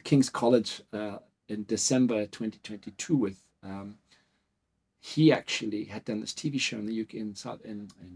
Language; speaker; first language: English; native; English